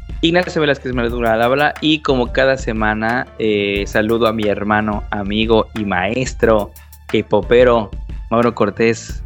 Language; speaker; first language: Spanish; native; Spanish